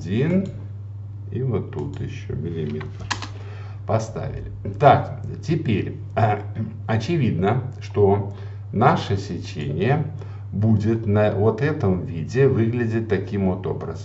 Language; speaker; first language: Russian; native; Russian